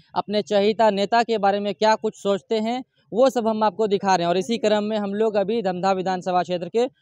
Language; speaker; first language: Hindi; native; Hindi